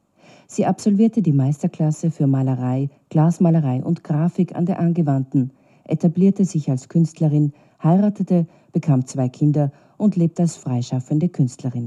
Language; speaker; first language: German; native; German